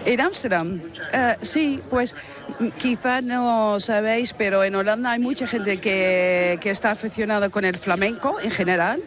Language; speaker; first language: Spanish; non-native, fluent; Dutch